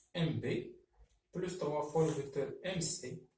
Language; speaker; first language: French; non-native, local second language; Arabic